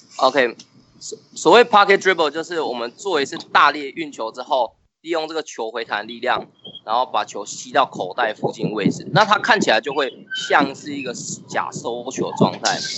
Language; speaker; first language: Chinese; native; Chinese